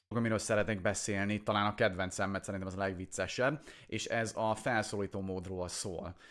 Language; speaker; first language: Hungarian; non-native, fluent; English